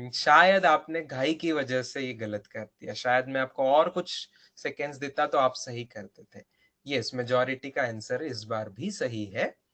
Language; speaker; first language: Hindi; non-native, local second language; Marathi